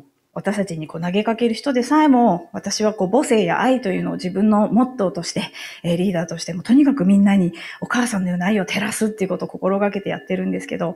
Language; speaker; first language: Japanese; native; Japanese